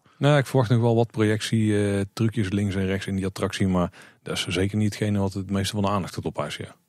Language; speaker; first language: Dutch; native; Dutch